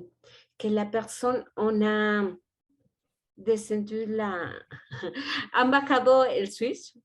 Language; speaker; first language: French; non-native, learner; Spanish